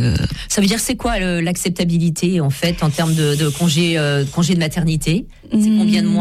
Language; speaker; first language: French; native; French